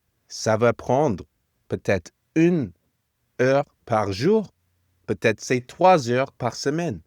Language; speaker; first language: French; non-native, fluent; English